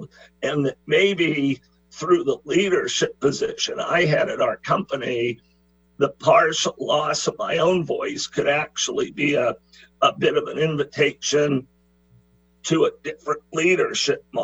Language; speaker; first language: English; native; English